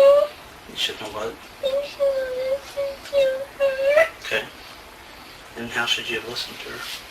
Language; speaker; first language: English; native; English